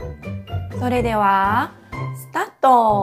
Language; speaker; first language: Japanese; non-native, fluent; Korean